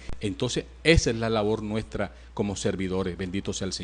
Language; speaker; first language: Spanish; native; Spanish